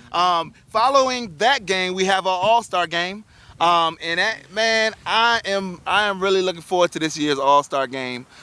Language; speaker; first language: English; native; English